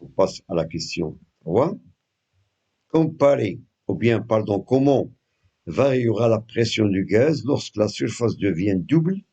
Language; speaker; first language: French; non-native, local second language; Arabic